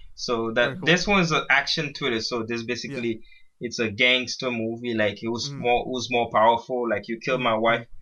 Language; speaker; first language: English; early bilingual, other home language; Haitian Creole